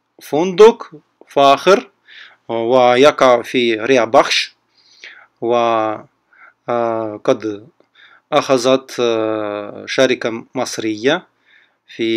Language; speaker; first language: Arabic; non-native, learner; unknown